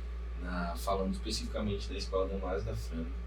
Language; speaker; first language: Portuguese; native; Portuguese